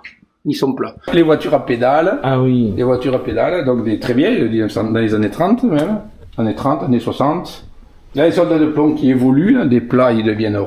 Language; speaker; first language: French; native; French